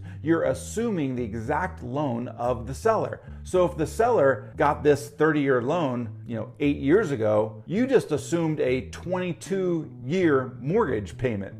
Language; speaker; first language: English; native; English